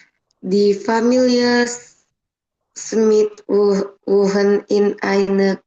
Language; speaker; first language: German; non-native, learner; Indonesian